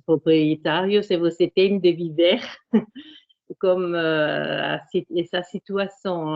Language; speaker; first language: Portuguese; non-native, fluent; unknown